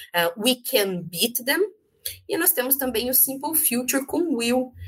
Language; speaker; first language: Portuguese; native; Portuguese